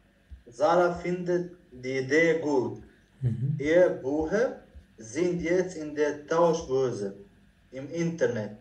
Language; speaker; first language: German; non-native, learner; Croatian